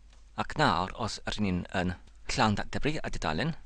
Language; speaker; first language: Welsh; non-native, fluent; English